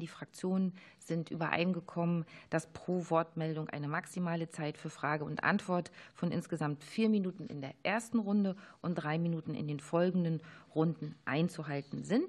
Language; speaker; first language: German; native; German